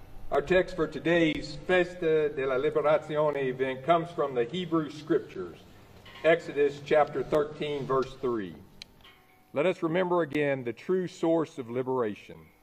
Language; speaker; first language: English; native; English